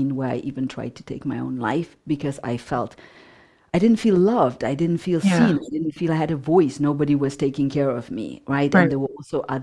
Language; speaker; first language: English; non-native, local second language; Shona